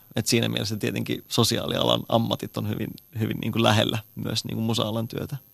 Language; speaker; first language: Finnish; native; Finnish